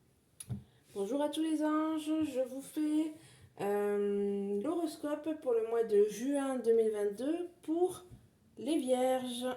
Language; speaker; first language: French; native; French